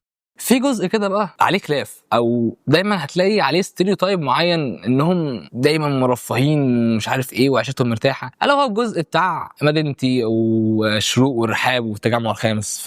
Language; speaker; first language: Arabic; native; Arabic